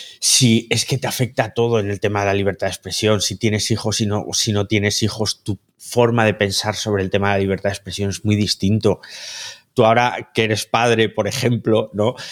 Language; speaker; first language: Spanish; native; Spanish